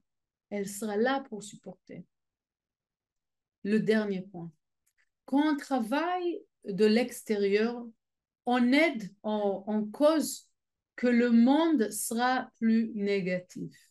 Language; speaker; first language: French; non-native, fluent; Hebrew